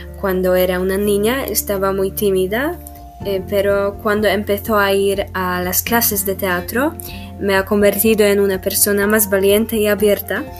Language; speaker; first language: Spanish; non-native, learner; Polish